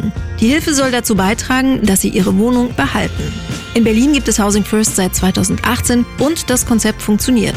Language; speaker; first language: German; native; German